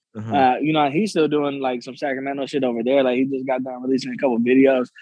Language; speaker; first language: English; native; English